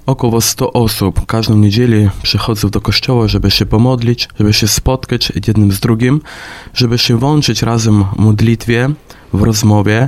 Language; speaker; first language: Polish; non-native, fluent; Ukrainian